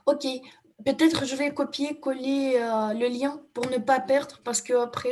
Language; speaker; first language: French; non-native, fluent; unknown